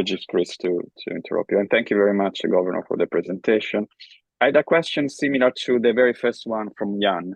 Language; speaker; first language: English; non-native, fluent; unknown